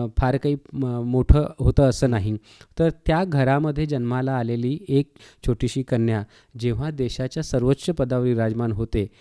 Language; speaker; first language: Marathi; native; Marathi